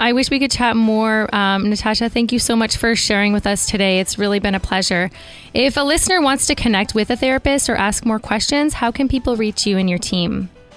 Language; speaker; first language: English; early bilingual, other home language; Italian